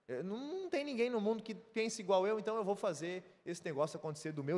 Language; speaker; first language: Portuguese; native; Portuguese